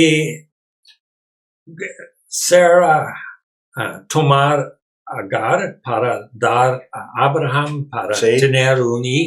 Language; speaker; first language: Spanish; non-native, learner; English